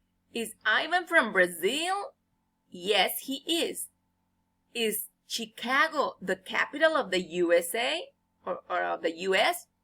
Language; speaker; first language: English; non-native, fluent; Spanish